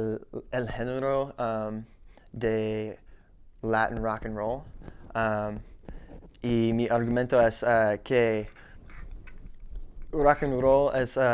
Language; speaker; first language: Spanish; non-native, learner; English